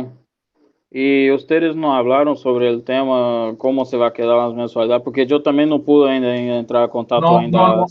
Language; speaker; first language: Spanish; non-native, learner; Portuguese